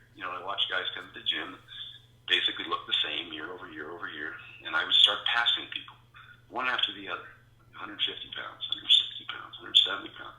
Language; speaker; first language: English; native; English